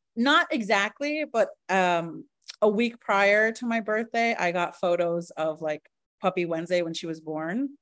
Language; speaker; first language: English; early bilingual, other home language; Spanish